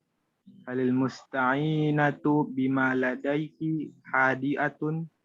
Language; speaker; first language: Arabic; non-native, learner; Indonesian